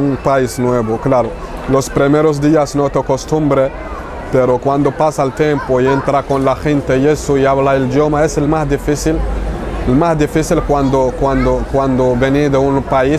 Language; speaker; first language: Spanish; non-native, learner; Arabic